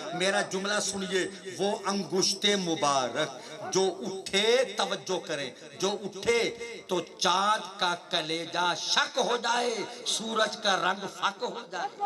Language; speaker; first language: Urdu; non-native, local second language; Saraiki